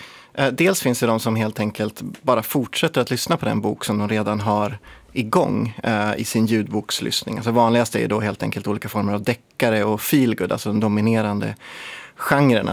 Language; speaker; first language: Swedish; native; Swedish